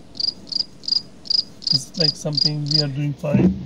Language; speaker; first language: English; non-native, fluent; Turkish